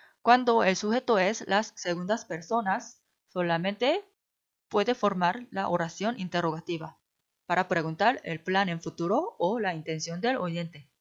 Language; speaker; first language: Spanish; non-native, fluent; Korean